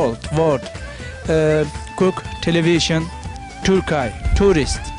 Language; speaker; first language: English; non-native, learner; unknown